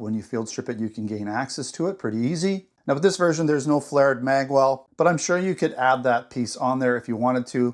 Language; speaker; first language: English; native; English